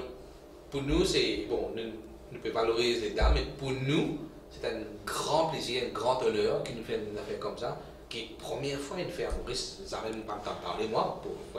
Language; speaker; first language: French; non-native, local second language; Morisyen